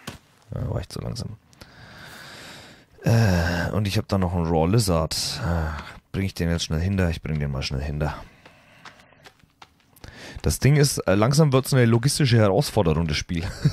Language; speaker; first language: German; native; German